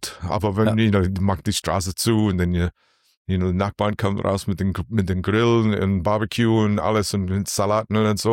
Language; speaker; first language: German; non-native, learner; English